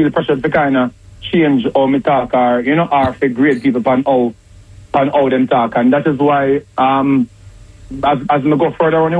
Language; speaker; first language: English; non-native, local second language; Jamaican Creole English